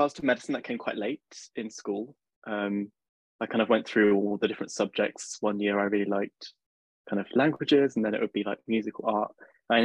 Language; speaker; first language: English; native; English